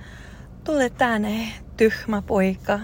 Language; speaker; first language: Finnish; non-native, learner; English